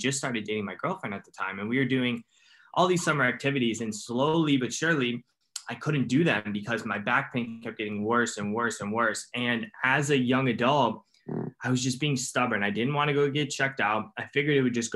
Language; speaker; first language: English; native; English